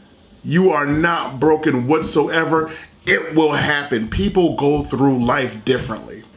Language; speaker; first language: English; native; English